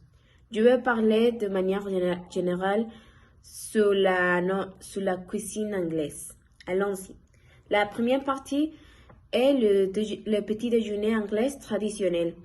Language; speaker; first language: French; non-native, learner; Spanish